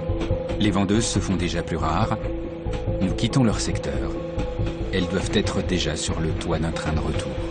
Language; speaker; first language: French; native; French